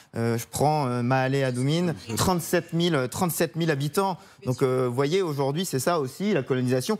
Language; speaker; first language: French; native; French